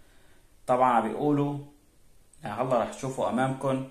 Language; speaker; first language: Arabic; native; Arabic